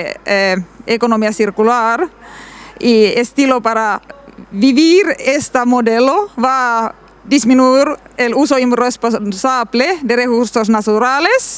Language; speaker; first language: Spanish; non-native, learner; Finnish